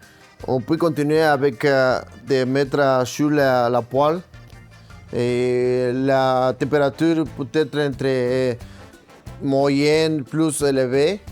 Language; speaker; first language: French; non-native, fluent; Spanish